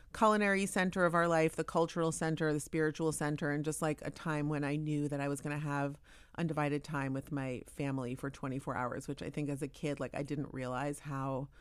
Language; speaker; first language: English; native; English